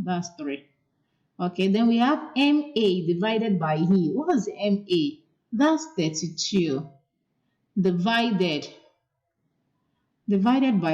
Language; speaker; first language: English; non-native, local second language; Yoruba